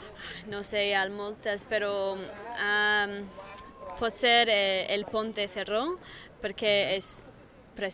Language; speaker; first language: Catalan; non-native, fluent; English